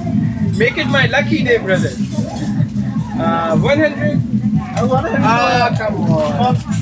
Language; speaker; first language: English; non-native, local second language; Urdu